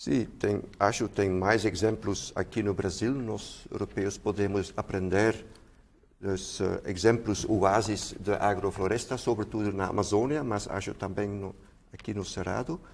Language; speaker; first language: Portuguese; non-native, fluent; Dutch